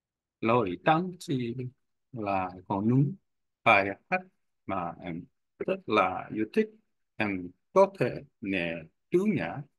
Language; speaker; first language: Vietnamese; non-native, learner; Korean